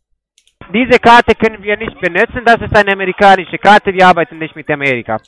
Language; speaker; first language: German; non-native, fluent; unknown